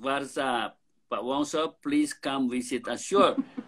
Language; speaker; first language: English; non-native, fluent; Indonesian